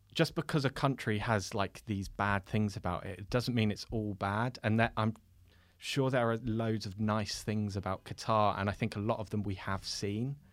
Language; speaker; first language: English; native; English